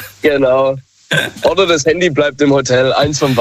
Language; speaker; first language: German; native; German